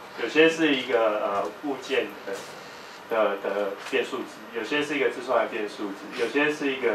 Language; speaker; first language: Chinese; native; Chinese